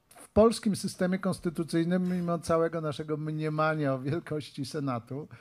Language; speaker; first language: Polish; native; Polish